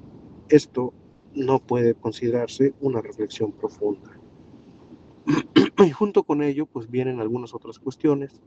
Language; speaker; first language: Spanish; native; Spanish